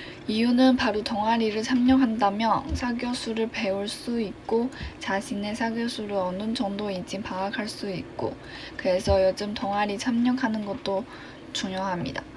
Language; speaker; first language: Korean; non-native, learner; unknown